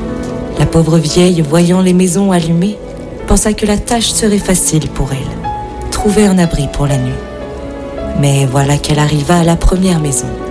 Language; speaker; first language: French; native; French